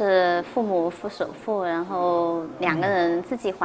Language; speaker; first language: Chinese; native; Chinese